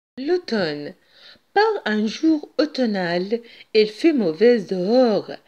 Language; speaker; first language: French; non-native, local second language; Arabic